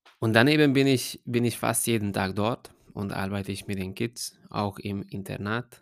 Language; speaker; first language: German; non-native, fluent; Hungarian